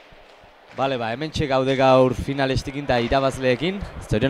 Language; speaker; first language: Basque; native; Basque